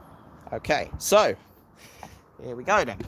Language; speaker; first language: English; native; English